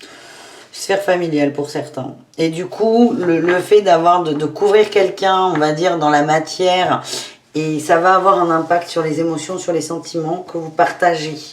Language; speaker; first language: French; native; French